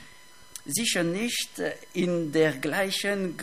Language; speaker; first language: German; non-native, fluent; French